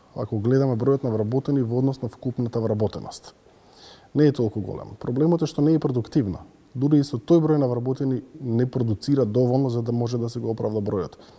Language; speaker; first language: Macedonian; native; Macedonian